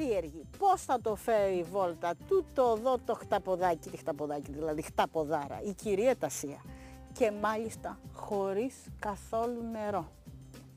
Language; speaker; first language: Greek; native; Greek